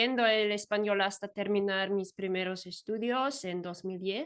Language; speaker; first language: Spanish; non-native, fluent; German